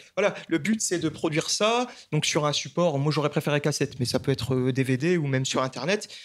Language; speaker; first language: French; native; French